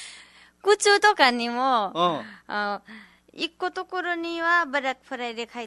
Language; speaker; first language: Japanese; non-native, learner; Nepali